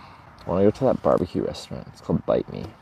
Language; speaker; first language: English; native; English